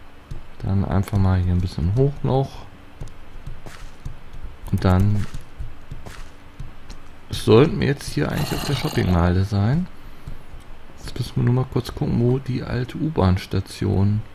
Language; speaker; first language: German; native; German